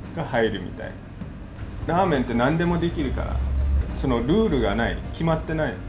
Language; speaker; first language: Japanese; early bilingual, other home language; English